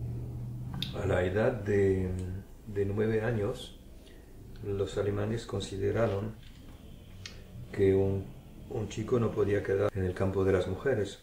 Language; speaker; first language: Spanish; early bilingual, heritage; German